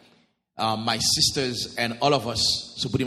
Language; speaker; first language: English; non-native, fluent; Haitian Creole